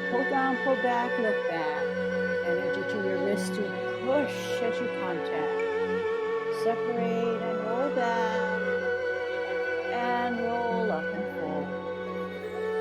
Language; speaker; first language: English; native; English